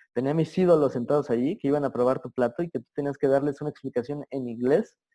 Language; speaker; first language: Spanish; native; Spanish